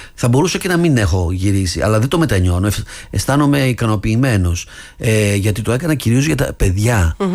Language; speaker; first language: Greek; early bilingual, other home language; English